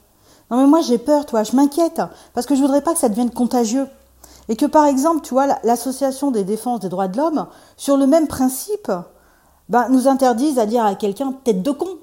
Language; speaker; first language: French; native; French